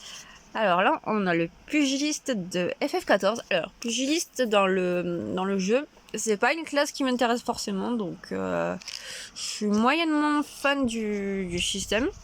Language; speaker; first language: French; native; French